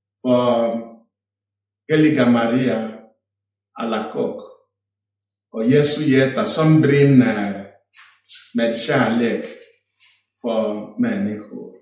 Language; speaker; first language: Swedish; non-native, fluent; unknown